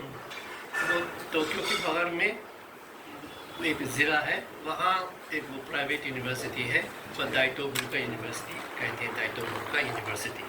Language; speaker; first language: Hindi; non-native, fluent; Japanese